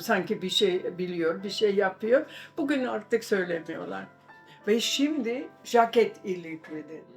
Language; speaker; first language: Turkish; non-native, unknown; German